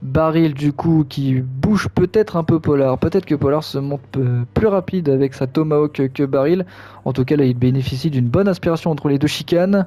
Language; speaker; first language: French; native; French